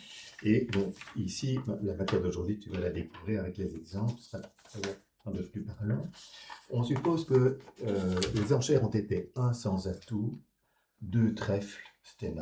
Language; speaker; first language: French; native; French